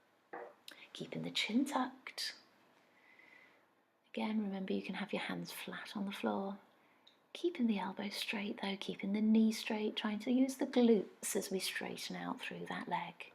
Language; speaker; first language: English; native; English